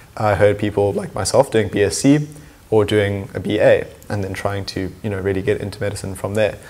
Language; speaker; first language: English; native; English